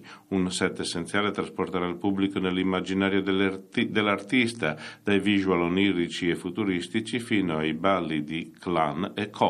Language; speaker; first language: Italian; native; Italian